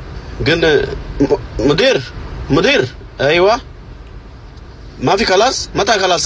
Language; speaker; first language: Arabic; non-native, learner; Amharic